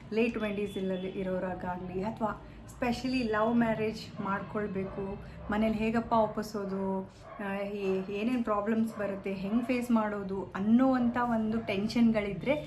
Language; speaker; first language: Kannada; native; Kannada